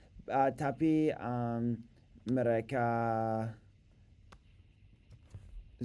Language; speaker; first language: Indonesian; non-native, learner; English